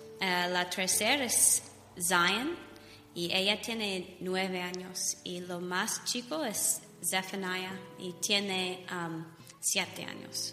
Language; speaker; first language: Spanish; non-native, learner; English